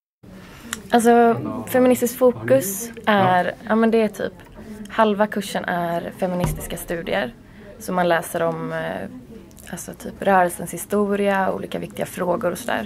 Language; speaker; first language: Swedish; native; Swedish